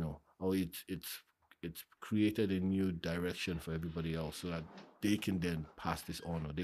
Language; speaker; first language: English; non-native, local second language; Yoruba